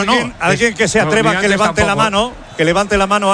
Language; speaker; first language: Spanish; native; Spanish